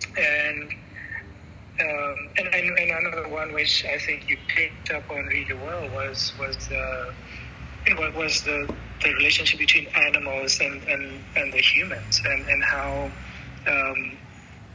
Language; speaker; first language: English; non-native, local second language; Tswana